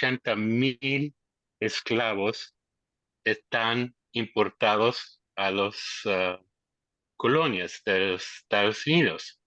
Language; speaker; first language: Spanish; non-native, learner; English